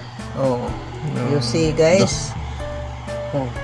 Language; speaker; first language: English; non-native, local second language; Hiligaynon